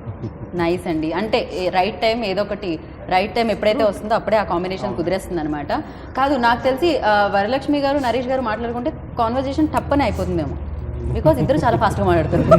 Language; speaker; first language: Telugu; native; Telugu